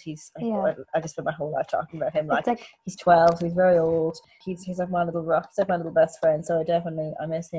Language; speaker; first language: English; native; English